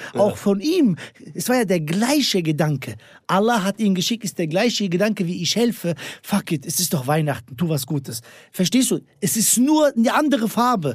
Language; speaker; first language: German; early bilingual, other home language; Bosnian